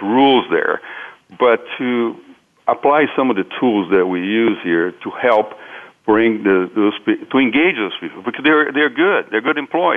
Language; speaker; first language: English; non-native, fluent; Portuguese